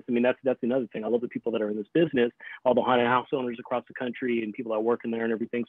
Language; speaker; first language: English; native; English